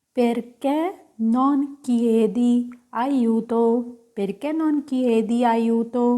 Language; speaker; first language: Italian; non-native, fluent; Punjabi